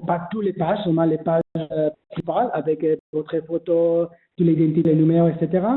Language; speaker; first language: French; non-native, learner; Spanish